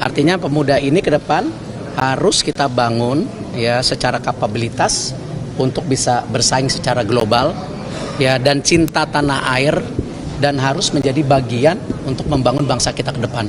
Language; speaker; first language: Indonesian; native; Indonesian